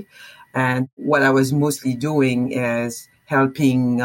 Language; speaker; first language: English; non-native, fluent; French